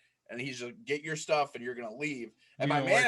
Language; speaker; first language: English; native; English